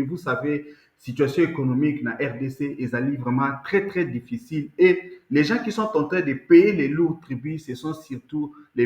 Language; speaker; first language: French; non-native, local second language; Lingala